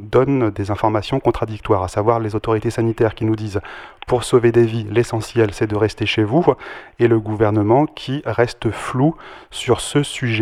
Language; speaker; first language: French; native; French